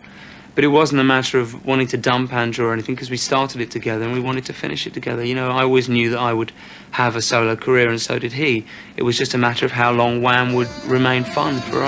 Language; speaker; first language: English; native; English